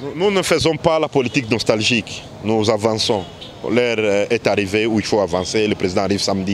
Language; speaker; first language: French; non-native, local second language; Swahili